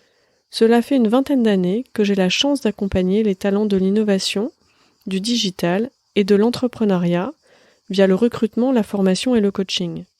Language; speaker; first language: French; native; French